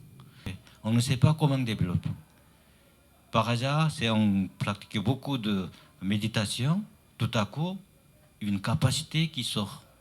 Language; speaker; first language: French; non-native, learner; Chinese